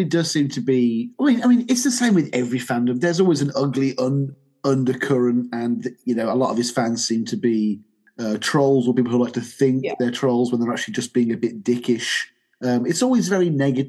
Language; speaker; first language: English; native; English